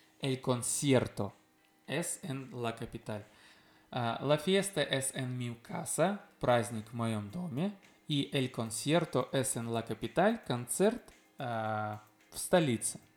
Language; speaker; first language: Spanish; non-native, learner; Russian